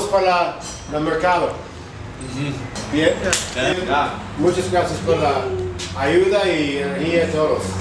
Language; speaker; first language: Spanish; non-native, learner; English